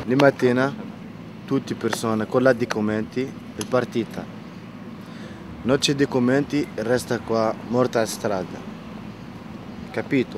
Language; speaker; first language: Italian; non-native, learner; Arabic